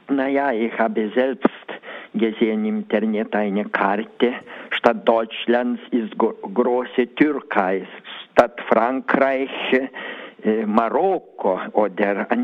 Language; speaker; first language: German; non-native, learner; Lithuanian